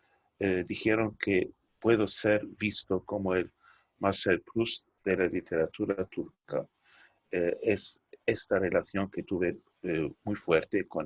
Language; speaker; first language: Spanish; early bilingual, heritage; Turkish